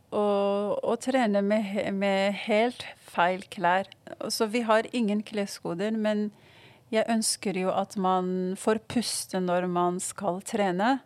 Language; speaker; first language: Norwegian; non-native, fluent; Arabic